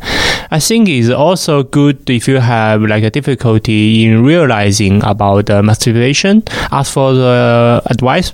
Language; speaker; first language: English; non-native, fluent; Chinese